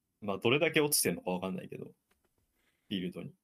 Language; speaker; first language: Japanese; native; Japanese